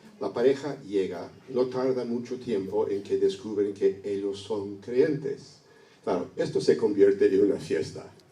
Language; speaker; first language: Spanish; non-native, fluent; English